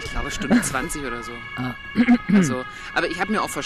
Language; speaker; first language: German; native; German